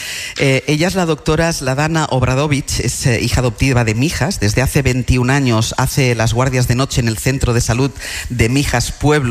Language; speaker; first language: Spanish; native; Spanish